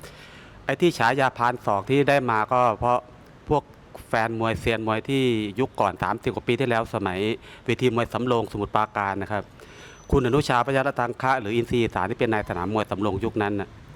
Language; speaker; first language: Thai; native; Thai